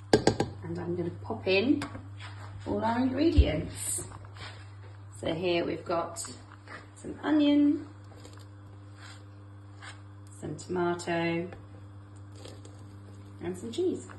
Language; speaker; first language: English; native; English